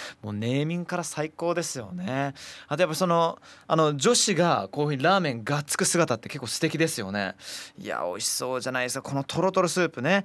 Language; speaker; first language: Japanese; native; Japanese